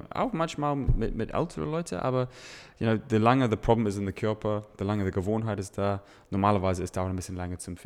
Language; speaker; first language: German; non-native, learner; English